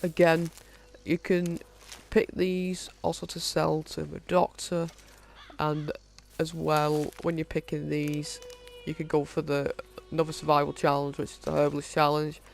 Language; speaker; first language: English; native; English